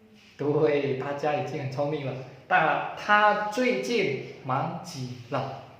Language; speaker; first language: Chinese; non-native, fluent; Indonesian